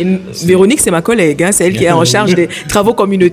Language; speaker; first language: French; native; French